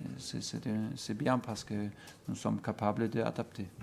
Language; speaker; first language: French; non-native, fluent; German